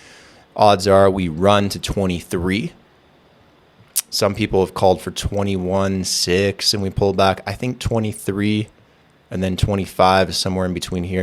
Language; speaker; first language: English; native; English